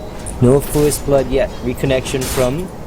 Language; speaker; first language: English; native; English